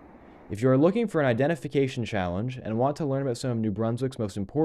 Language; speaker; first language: English; native; English